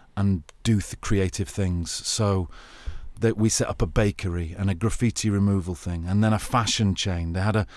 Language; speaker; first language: English; native; English